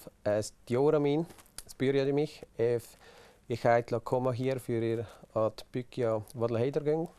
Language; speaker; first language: Icelandic; non-native, learner; German